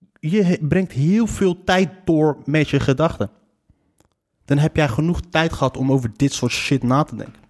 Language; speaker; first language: Dutch; early bilingual, other home language; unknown